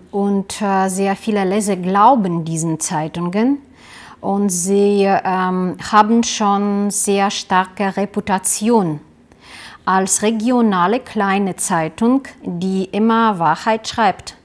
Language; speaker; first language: German; non-native, learner; Russian